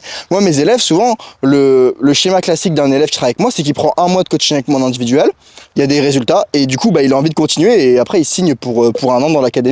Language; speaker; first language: French; native; French